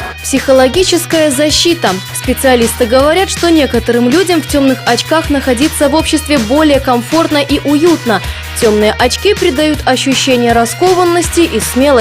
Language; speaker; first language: Russian; native; Russian